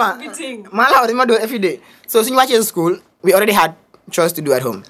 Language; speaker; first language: English; non-native, local second language; Wolof